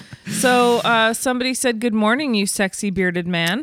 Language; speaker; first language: English; native; English